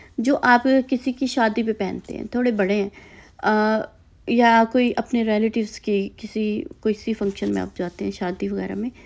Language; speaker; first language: Urdu; native; Urdu